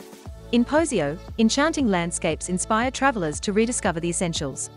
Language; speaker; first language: English; native; English